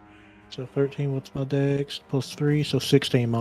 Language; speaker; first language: English; native; English